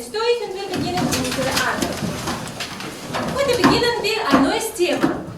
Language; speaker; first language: German; non-native, fluent; Russian